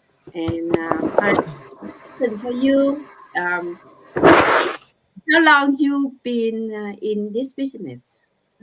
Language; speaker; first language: English; non-native, learner; Vietnamese